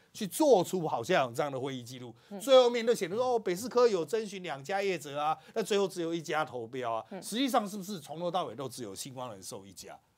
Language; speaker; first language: Chinese; native; Chinese